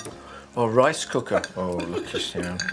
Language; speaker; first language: Welsh; non-native, learner; English